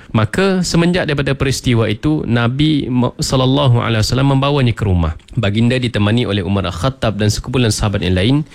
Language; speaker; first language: Malay; native; Malay